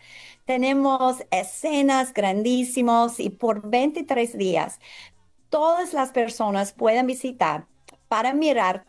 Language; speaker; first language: Spanish; early bilingual, heritage; English